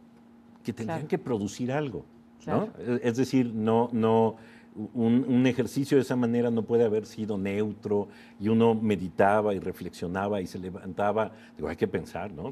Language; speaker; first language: Spanish; native; Spanish